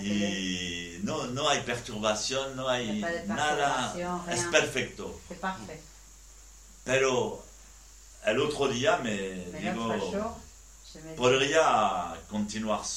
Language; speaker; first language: Spanish; non-native, learner; French